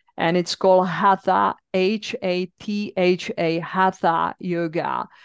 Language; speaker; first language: English; non-native, fluent; Czech